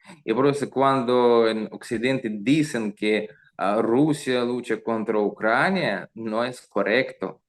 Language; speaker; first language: Spanish; non-native, learner; Russian